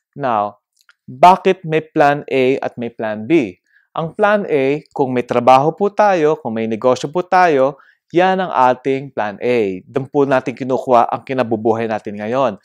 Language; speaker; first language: Filipino; native; Filipino